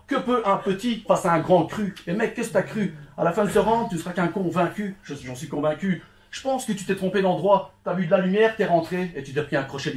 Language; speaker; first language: French; early bilingual, other home language; Turkish